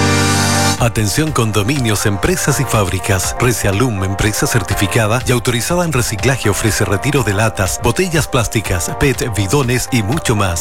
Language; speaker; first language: Spanish; native; Spanish